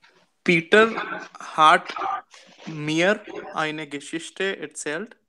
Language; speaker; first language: German; non-native, learner; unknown